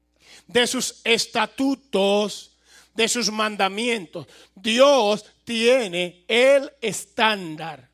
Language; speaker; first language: Spanish; native; Spanish